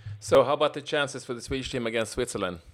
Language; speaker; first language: English; non-native, fluent; Swedish